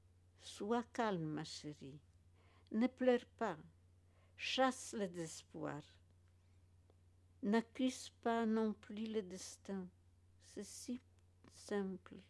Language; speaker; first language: French; non-native, fluent; Polish